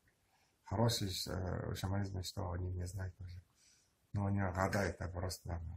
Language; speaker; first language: Russian; non-native, local second language; Tuvinian